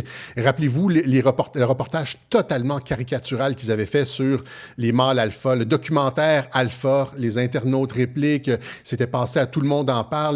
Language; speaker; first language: French; native; French